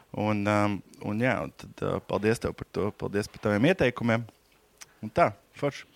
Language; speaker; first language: Latvian; native; Latvian